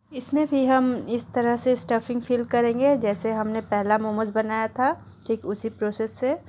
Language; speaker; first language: Hindi; native; Hindi